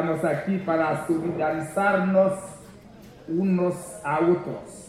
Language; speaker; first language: Spanish; non-native, learner; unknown